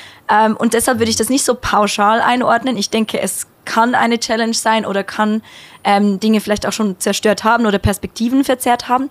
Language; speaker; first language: German; native; German